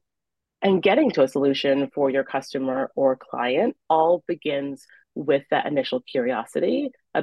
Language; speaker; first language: English; native; English